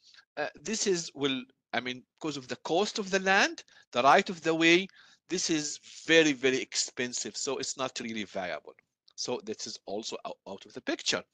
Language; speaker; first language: English; non-native, fluent; Arabic